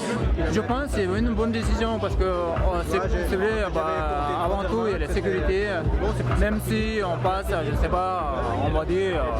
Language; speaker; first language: French; native; French